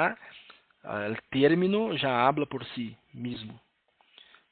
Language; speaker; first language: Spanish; non-native, learner; Portuguese